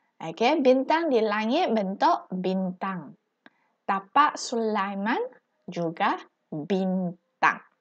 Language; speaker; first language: Malay; non-native, local second language; Chinese